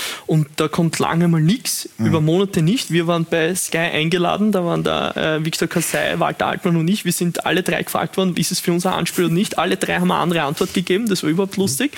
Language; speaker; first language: German; native; German